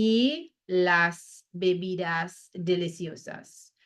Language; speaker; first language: Spanish; non-native, fluent; English